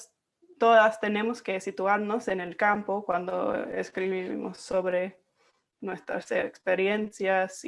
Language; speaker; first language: Spanish; non-native, fluent; English